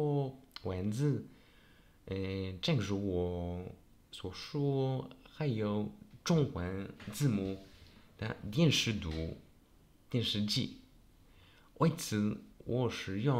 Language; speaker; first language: Chinese; non-native, learner; Polish